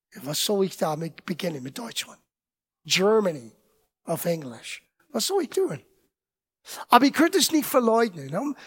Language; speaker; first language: German; non-native, fluent; English